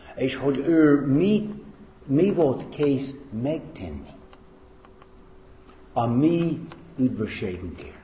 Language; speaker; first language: Hungarian; non-native, fluent; English